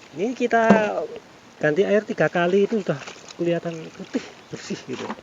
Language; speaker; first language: Indonesian; non-native, local second language; Javanese